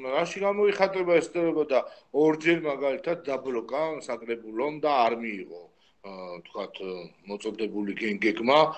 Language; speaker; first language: Georgian; native; Georgian